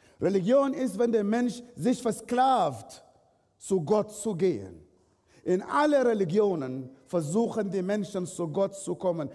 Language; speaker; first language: German; non-native, fluent; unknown